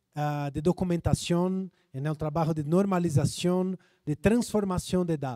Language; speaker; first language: Spanish; non-native, fluent; Portuguese